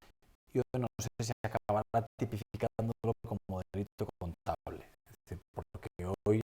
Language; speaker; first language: Spanish; native; Spanish